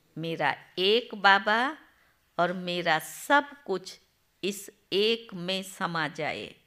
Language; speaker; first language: Hindi; non-native, local second language; Gujarati